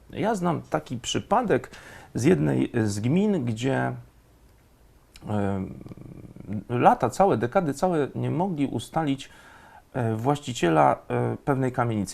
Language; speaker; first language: Polish; native; Polish